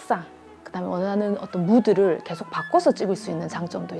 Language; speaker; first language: Korean; native; Korean